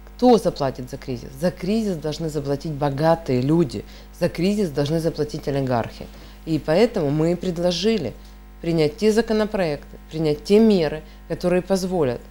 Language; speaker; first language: Russian; native; Russian